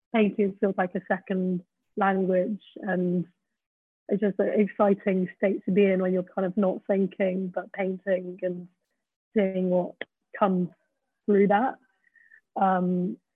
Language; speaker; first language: English; native; English